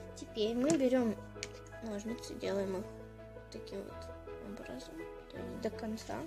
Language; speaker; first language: Russian; native; Russian